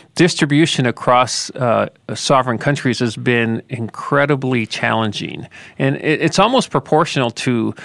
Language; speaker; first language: English; native; English